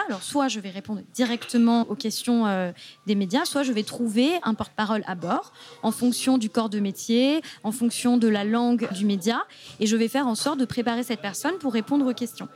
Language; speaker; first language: French; native; French